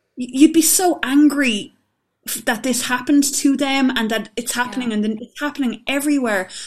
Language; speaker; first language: English; native; English